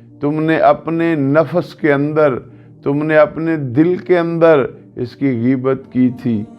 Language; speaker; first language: Urdu; non-native, local second language; Punjabi